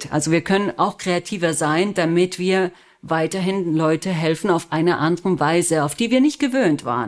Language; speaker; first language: German; non-native, fluent; Spanish